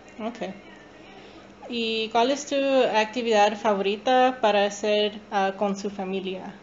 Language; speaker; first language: Spanish; non-native, learner; English